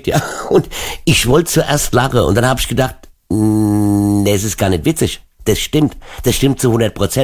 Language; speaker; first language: German; native; German